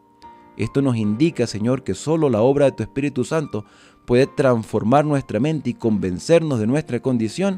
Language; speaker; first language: Spanish; native; Spanish